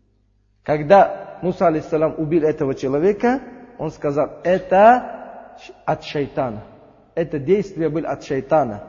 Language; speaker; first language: Russian; non-native, learner; Uzbek